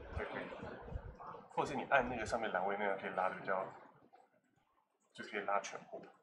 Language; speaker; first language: Chinese; native; Chinese